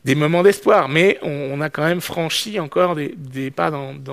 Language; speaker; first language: French; native; French